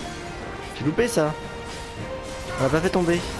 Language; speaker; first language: French; native; French